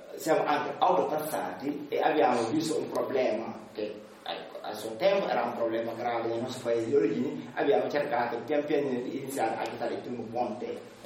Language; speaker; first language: Italian; non-native, fluent; Wolof